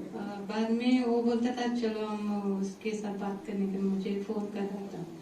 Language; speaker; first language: Hindi; non-native, local second language; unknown